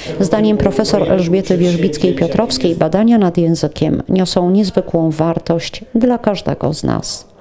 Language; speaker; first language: Polish; native; Polish